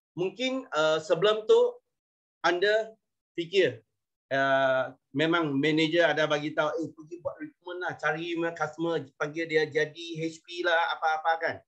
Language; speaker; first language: Malay; non-native, local second language; Chinese